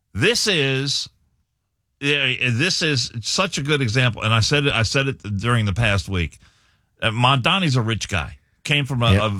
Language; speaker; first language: English; native; English